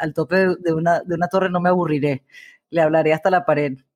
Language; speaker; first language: Spanish; native; Spanish